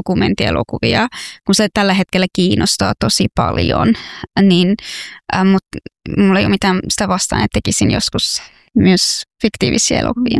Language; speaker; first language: Finnish; non-native, fluent; Persian